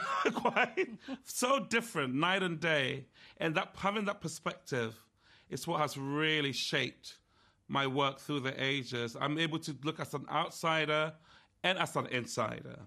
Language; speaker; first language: English; native; English